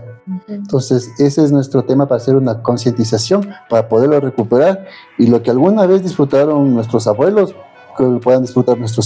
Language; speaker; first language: Spanish; native; Spanish